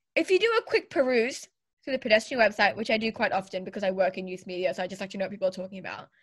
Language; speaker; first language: English; native; English